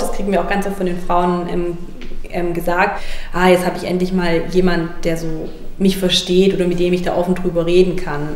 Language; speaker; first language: German; native; German